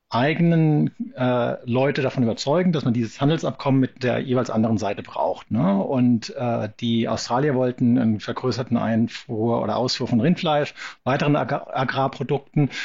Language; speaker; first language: German; native; German